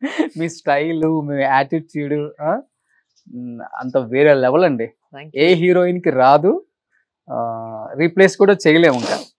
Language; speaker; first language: Telugu; native; Telugu